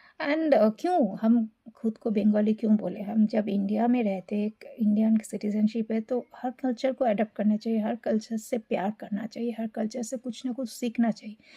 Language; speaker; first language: Hindi; non-native, local second language; Bangla